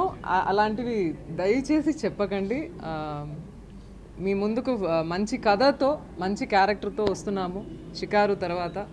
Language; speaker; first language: Telugu; non-native, fluent; Tamil